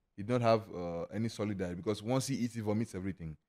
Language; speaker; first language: English; non-native, local second language; Igbo